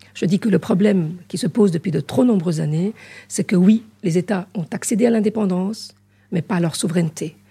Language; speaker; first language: French; native; French